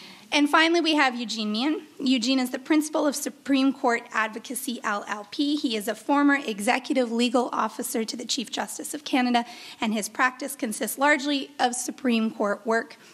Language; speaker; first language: English; native; English